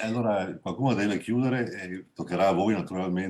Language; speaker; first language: Italian; native; Italian